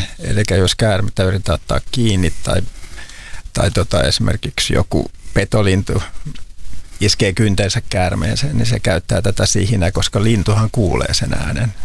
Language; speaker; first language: Finnish; native; Finnish